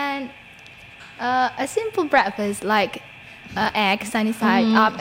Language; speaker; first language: English; non-native, learner; Indonesian